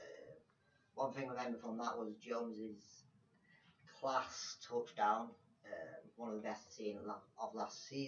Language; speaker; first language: English; native; English